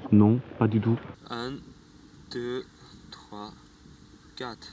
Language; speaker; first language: French; non-native, learner; Chinese